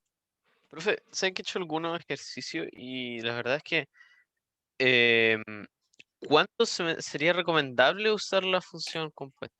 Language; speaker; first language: Spanish; native; Spanish